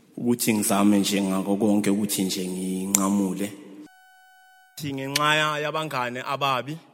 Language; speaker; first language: Zulu; native; Zulu